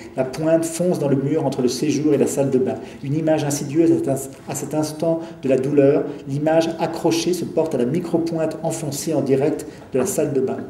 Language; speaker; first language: French; native; French